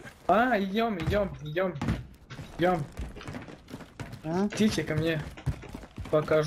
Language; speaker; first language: Russian; non-native, local second language; Latvian